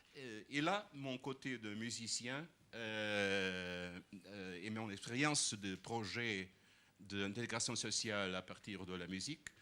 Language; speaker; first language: French; non-native, fluent; Portuguese